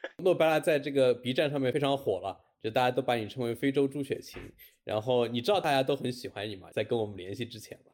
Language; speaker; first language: Chinese; native; Chinese